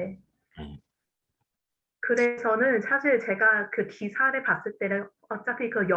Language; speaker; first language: Korean; non-native, fluent; Cantonese